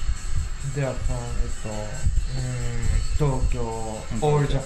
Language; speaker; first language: English; non-native, learner; Japanese